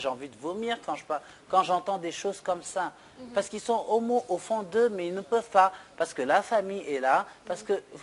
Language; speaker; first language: French; non-native, local second language; Wolof